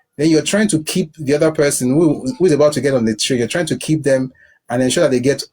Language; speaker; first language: English; non-native, local second language; Yoruba